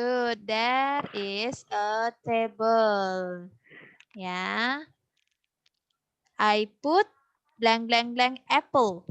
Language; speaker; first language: English; non-native, fluent; Indonesian